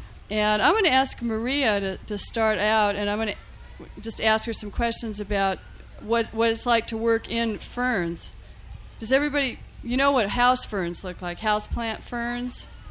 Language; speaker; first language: English; native; English